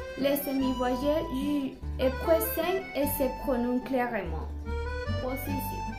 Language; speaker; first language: French; non-native, learner; Spanish